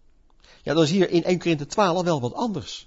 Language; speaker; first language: Dutch; native; Dutch